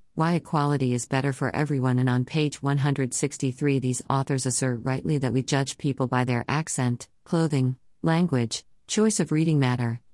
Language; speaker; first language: English; non-native, fluent; Persian